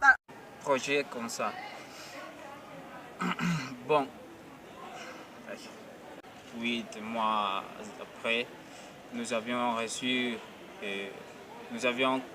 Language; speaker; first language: French; non-native, learner; Spanish